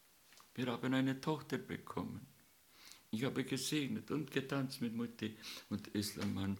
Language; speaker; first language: German; non-native, learner; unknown